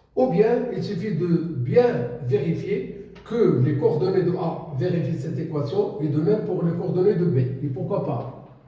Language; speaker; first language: French; non-native, local second language; Arabic